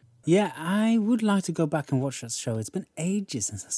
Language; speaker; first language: English; non-native, fluent; Norwegian